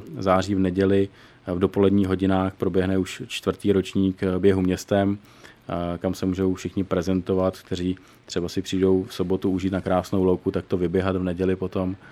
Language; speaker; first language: Czech; native; Czech